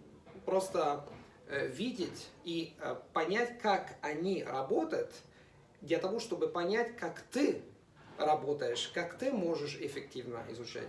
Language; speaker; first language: Russian; non-native, fluent; Italian